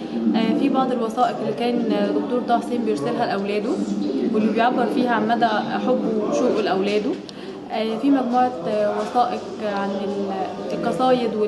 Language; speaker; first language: Arabic; native; Arabic